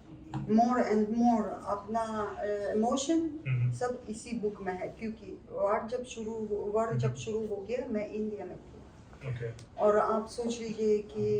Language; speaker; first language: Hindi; non-native, fluent; Ukrainian